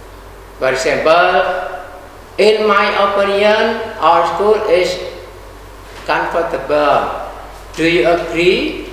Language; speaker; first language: English; non-native, fluent; Indonesian